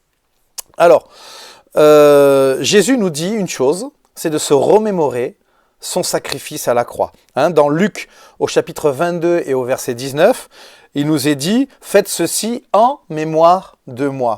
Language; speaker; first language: French; native; French